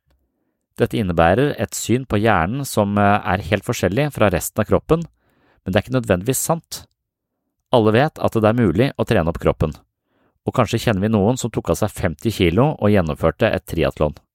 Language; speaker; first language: Norwegian; native; Norwegian